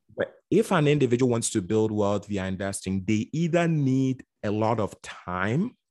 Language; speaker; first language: English; non-native, local second language; Akan